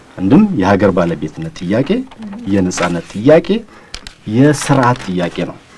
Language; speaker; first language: Amharic; non-native, local second language; Oromo